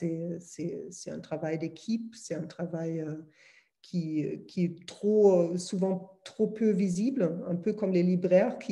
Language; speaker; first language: French; non-native, fluent; German